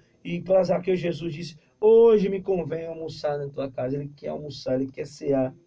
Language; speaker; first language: Portuguese; native; Portuguese